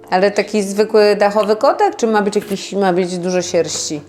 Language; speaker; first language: Polish; native; Polish